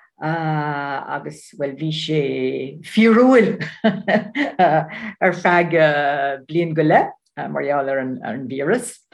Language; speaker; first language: Irish; non-native, learner; Dutch